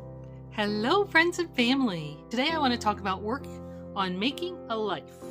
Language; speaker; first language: English; native; English